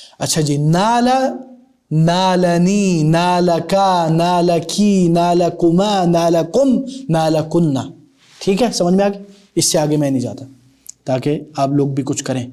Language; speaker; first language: Urdu; native; Urdu